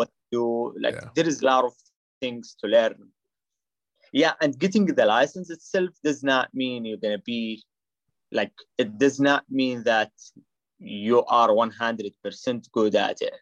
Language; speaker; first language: English; non-native, fluent; Arabic